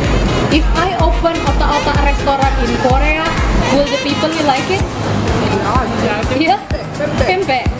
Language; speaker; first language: English; non-native, fluent; Indonesian